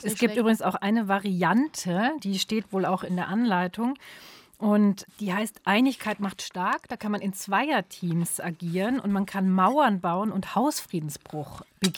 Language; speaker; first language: German; native; German